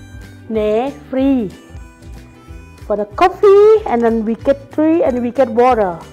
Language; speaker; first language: English; non-native, learner; Thai